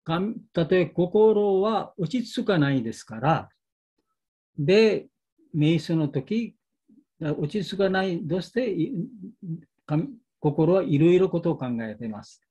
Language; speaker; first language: Japanese; non-native, learner; Bangla